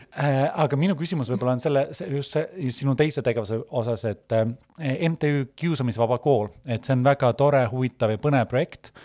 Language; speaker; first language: Estonian; native; Estonian